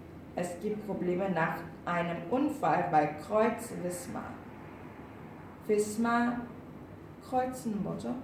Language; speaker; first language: German; non-native, learner; Korean